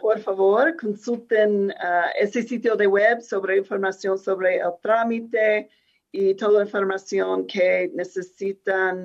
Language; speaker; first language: Spanish; non-native, fluent; English